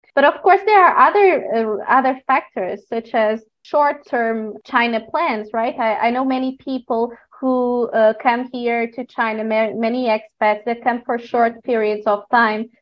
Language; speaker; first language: English; non-native, fluent; Portuguese